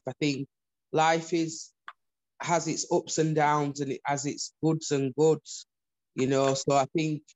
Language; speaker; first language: English; native; English